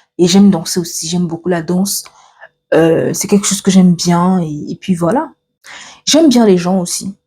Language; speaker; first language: French; early bilingual, other home language; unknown